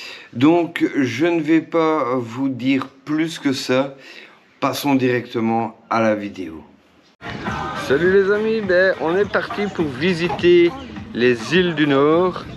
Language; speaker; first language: French; native; French